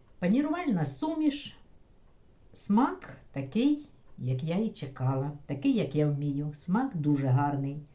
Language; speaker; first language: Ukrainian; non-native, local second language; Russian